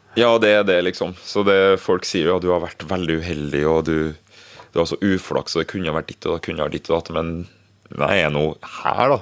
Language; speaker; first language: Norwegian; early bilingual, other home language; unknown